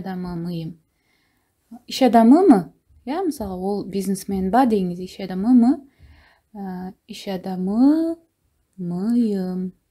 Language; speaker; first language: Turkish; non-native, fluent; Kazakh